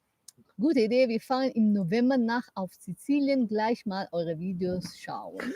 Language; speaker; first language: German; non-native, learner; Spanish